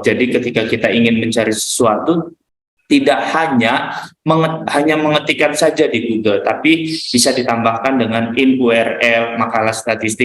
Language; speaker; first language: Indonesian; native; Indonesian